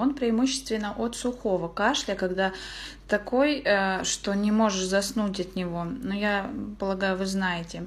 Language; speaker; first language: Russian; native; Russian